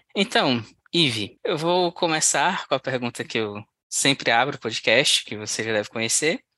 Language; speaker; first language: Portuguese; native; Portuguese